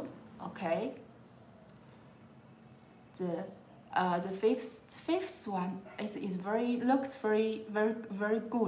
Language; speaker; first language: English; non-native, learner; Chinese